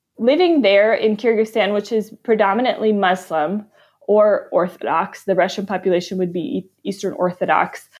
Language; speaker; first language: English; native; English